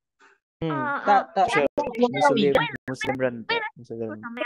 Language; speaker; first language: Chinese; non-native, learner; Indonesian